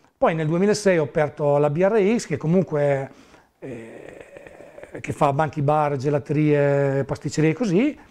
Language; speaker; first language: Italian; native; Italian